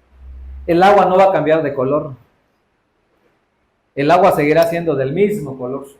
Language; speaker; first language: Spanish; native; Spanish